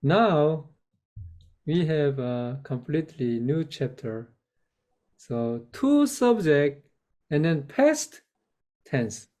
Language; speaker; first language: English; non-native, fluent; Korean